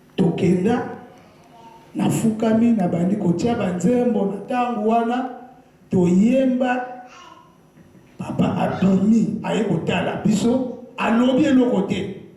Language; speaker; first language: Lingala; non-native, local second language; Kongo